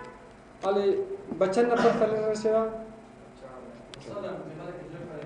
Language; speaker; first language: Persian; non-native, local second language; Pashto